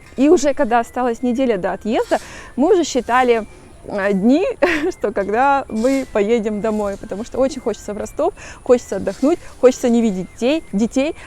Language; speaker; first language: Russian; native; Russian